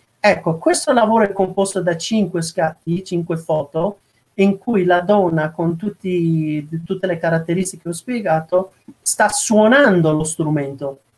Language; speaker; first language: Italian; non-native, fluent; Persian